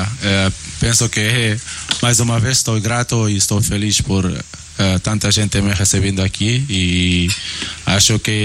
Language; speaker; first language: Spanish; non-native, learner; Portuguese